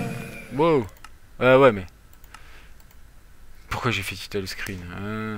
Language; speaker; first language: French; native; French